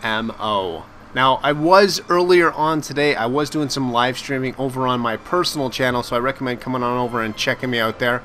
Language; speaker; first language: English; native; English